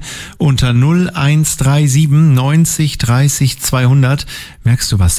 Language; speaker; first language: German; native; German